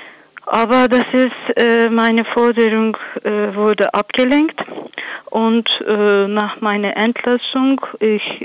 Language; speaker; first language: German; non-native, learner; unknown